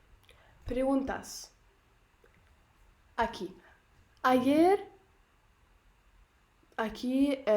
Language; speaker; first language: Spanish; non-native, learner; Arabic